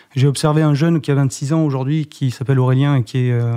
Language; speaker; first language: French; native; French